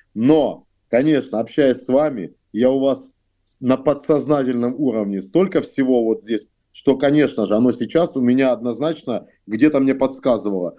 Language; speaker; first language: Russian; native; Russian